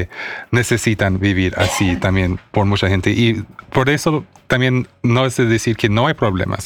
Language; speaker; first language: Spanish; non-native, fluent; English